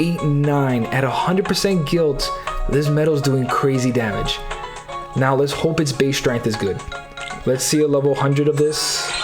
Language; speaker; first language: English; native; English